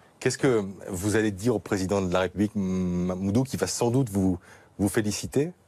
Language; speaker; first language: French; native; French